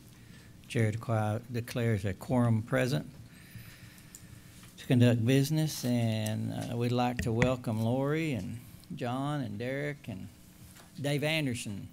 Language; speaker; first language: English; native; English